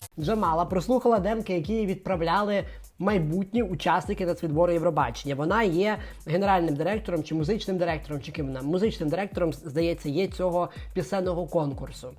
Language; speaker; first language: Ukrainian; non-native, local second language; Russian